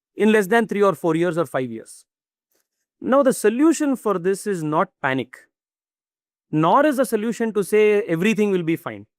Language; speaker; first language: English; non-native, local second language; Kannada